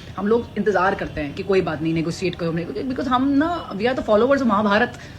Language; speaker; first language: Hindi; native; Hindi